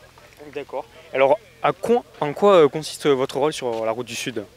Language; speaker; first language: French; native; French